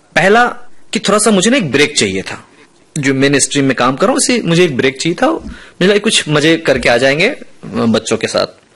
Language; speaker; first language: Hindi; non-native, local second language; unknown